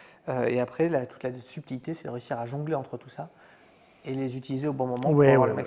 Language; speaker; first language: French; native; French